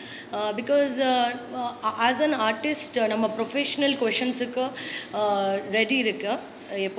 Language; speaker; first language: Tamil; non-native, learner; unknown